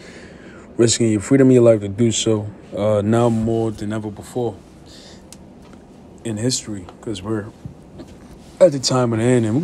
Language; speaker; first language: English; native; English